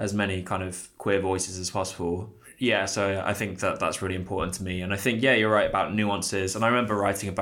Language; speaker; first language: English; native; English